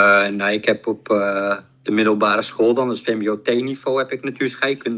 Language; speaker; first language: Dutch; native; Dutch